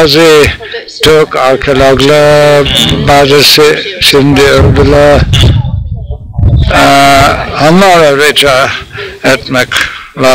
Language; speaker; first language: Turkish; non-native, learner; English